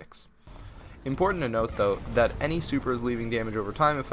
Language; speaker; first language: English; native; English